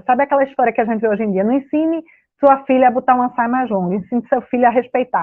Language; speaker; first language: Portuguese; native; Portuguese